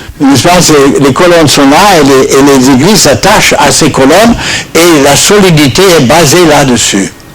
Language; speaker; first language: French; non-native, fluent; English